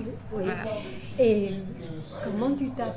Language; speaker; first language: French; non-native, learner; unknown